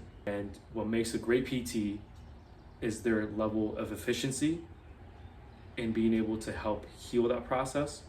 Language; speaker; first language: English; native; English